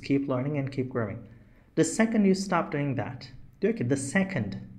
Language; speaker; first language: English; non-native, fluent; Turkish